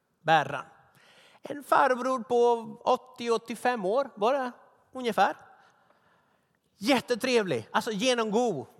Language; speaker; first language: Swedish; non-native, fluent; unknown